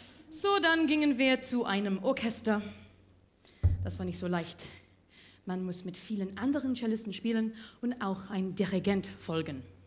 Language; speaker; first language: German; non-native, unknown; English